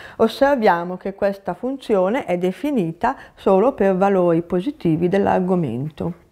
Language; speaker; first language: Italian; native; Italian